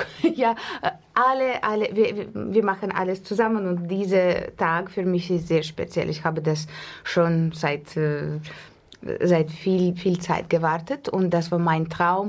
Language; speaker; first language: German; non-native, learner; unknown